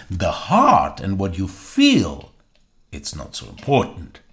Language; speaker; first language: English; non-native, learner; German